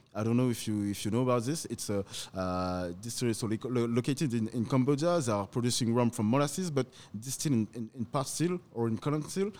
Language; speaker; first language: English; non-native, fluent; French